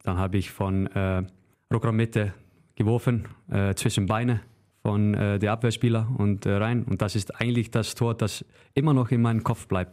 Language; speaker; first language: German; non-native, learner; Icelandic